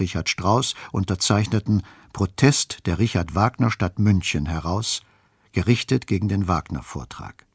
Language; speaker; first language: German; native; German